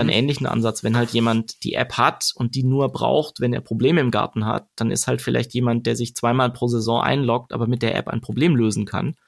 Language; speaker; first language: German; native; German